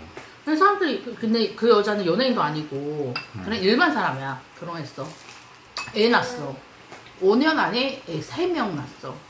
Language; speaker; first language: Korean; non-native, fluent; Chinese